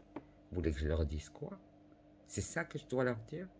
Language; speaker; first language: French; non-native, local second language; Arabic